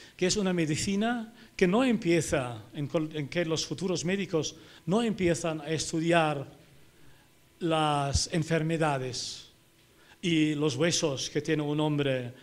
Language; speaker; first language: Spanish; non-native, fluent; German